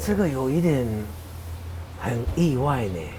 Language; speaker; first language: Chinese; non-native, fluent; Japanese